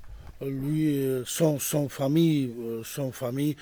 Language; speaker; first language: French; non-native, learner; Georgian